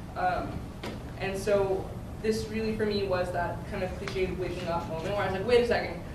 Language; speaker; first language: English; native; English